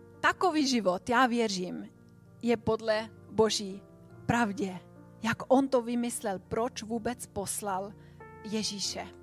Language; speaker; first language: Czech; non-native, fluent; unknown